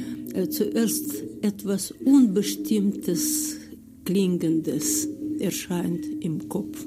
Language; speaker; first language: German; non-native, fluent; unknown